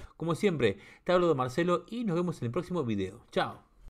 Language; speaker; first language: Spanish; native; Spanish